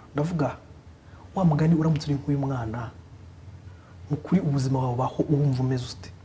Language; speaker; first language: Kinyarwanda; native; Kinyarwanda